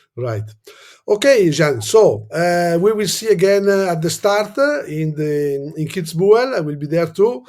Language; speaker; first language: English; non-native, fluent; Italian